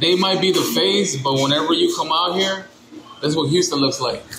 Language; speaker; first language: English; early bilingual, other home language; Spanish